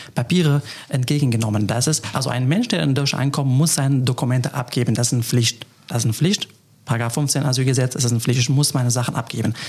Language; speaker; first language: German; non-native, fluent; Arabic